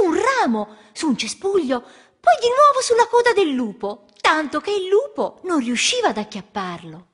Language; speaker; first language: Italian; native; Italian